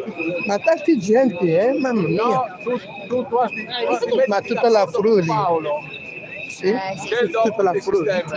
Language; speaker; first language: Italian; non-native, learner; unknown